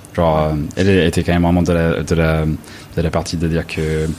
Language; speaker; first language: French; non-native, fluent; English